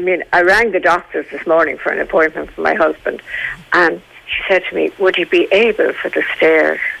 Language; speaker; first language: English; native; English